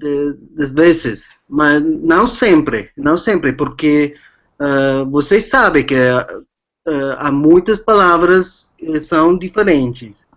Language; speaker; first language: Portuguese; non-native, fluent; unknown